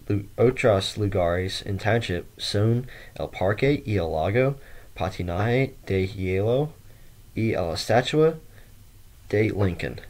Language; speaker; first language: Spanish; non-native, learner; English